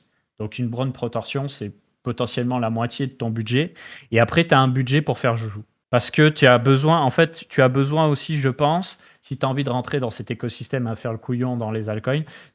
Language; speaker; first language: French; native; French